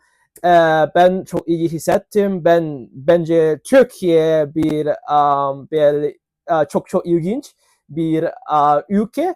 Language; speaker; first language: Turkish; non-native, learner; Cantonese